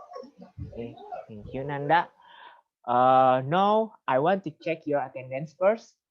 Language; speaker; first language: English; non-native, fluent; Indonesian